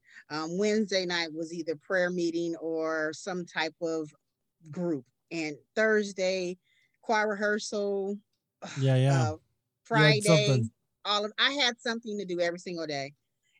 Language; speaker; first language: English; native; English